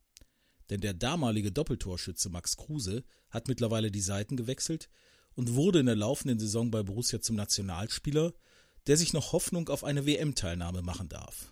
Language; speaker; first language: German; native; German